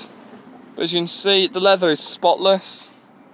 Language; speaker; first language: English; native; English